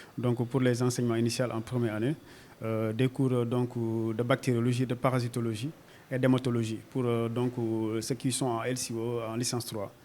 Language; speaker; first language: French; non-native, local second language; Wolof